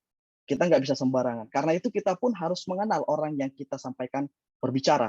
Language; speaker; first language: Indonesian; native; Indonesian